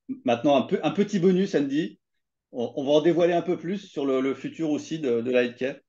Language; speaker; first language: French; native; French